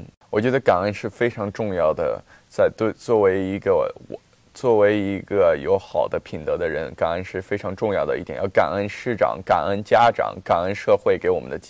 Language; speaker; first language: Chinese; early bilingual, heritage; Chinese